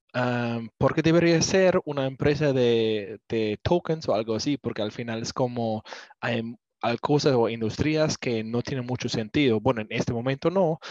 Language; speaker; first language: Spanish; non-native, learner; English